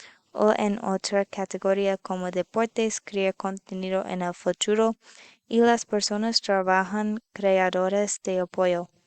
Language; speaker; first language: Spanish; non-native, learner; English